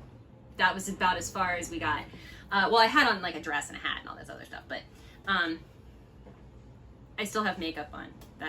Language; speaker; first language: English; native; English